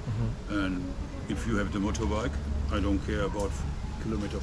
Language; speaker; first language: English; non-native, learner; German